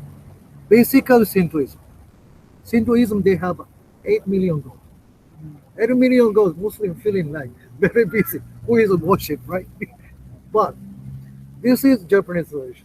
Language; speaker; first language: English; non-native, learner; Japanese